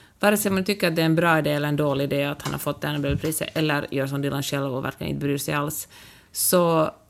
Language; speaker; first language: Swedish; native; Swedish